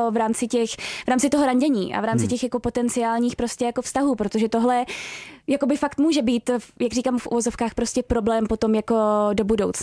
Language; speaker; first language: Czech; native; Czech